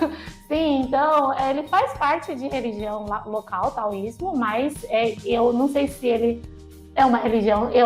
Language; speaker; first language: Portuguese; non-native, fluent; Chinese